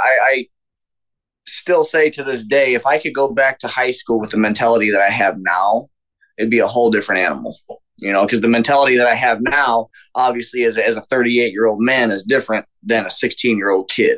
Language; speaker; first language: English; native; English